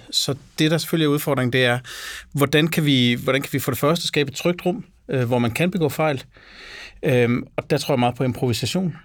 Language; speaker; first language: Danish; native; Danish